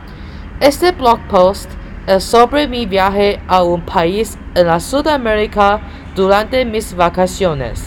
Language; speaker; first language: Spanish; non-native, learner; Chinese